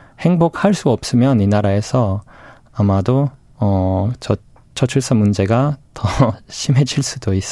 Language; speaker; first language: Korean; non-native, fluent; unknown